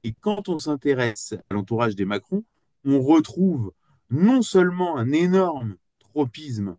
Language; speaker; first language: French; native; French